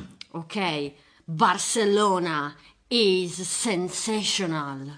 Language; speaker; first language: English; non-native, learner; Italian